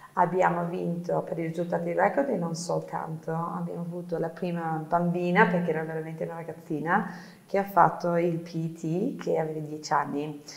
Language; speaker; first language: Italian; native; Italian